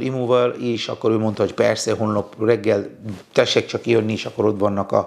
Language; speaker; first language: Hungarian; non-native, fluent; Bangla